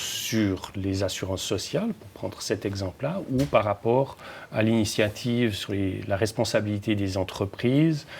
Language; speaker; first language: French; native; French